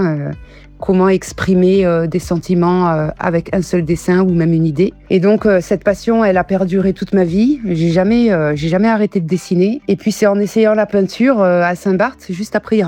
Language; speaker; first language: French; early bilingual, other home language; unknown